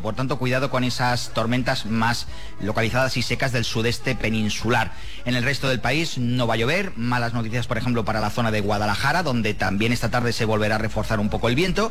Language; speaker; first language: Spanish; native; Spanish